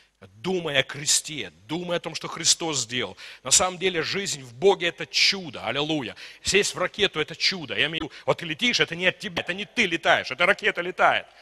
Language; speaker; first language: Russian; non-native, local second language; Ukrainian